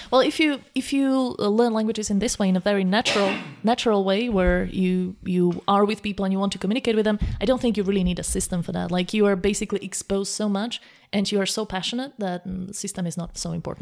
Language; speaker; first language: English; non-native, fluent; Slovak